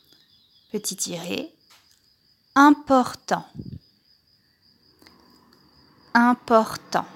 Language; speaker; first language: French; native; French